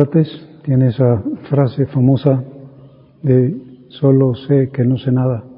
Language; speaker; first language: Spanish; native; Spanish